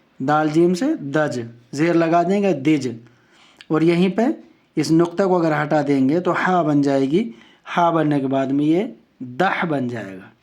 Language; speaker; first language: Urdu; native; Urdu